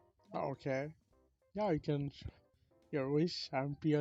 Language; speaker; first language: English; non-native, learner; Bangla